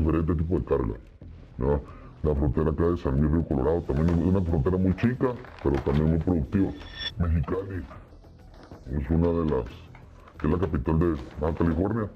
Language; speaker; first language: Spanish; native; Spanish